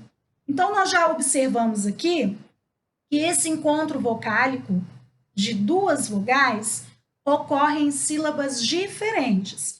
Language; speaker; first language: Portuguese; native; Portuguese